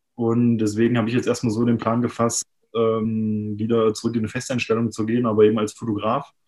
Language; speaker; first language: German; native; German